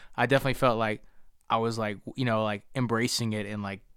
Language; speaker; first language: English; early bilingual, other home language; Spanish